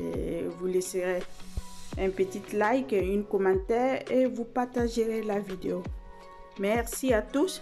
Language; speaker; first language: French; non-native, fluent; Italian